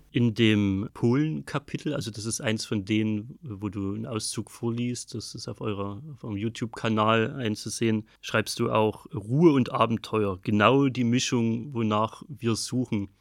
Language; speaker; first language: German; native; German